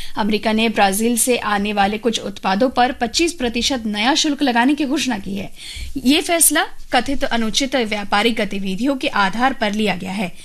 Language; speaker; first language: Hindi; native; Hindi